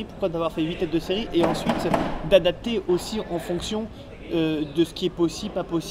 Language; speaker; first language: French; native; French